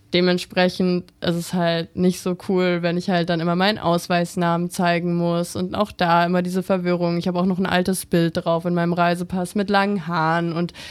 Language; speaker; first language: German; native; German